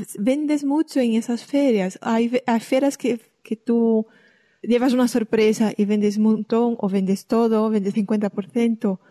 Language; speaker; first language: Spanish; non-native, fluent; Portuguese